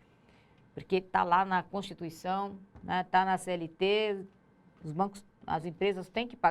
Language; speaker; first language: Portuguese; native; Portuguese